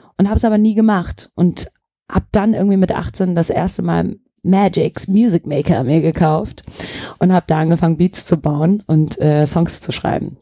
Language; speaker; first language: German; early bilingual, other home language; Turkish